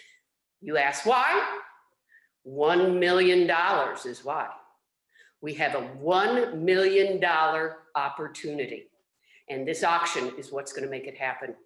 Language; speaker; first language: English; native; English